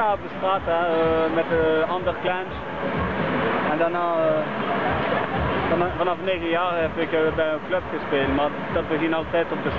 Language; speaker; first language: Dutch; non-native, learner; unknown